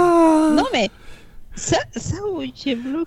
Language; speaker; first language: French; non-native, fluent; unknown